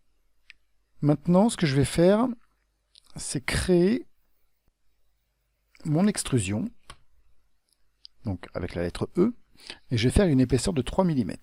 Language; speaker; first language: French; native; French